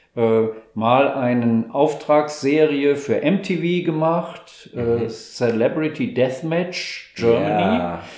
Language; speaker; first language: German; native; German